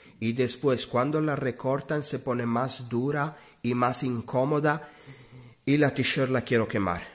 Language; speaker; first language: Spanish; non-native, learner; Italian